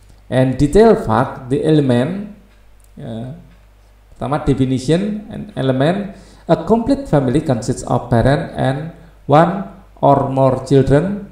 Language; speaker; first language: English; non-native, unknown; Indonesian